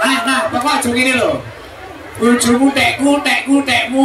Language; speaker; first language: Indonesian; non-native, local second language; Javanese